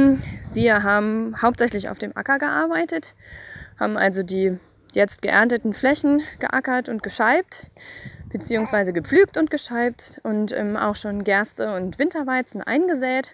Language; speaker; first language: German; native; German